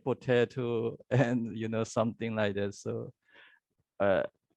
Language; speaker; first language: English; non-native, learner; Burmese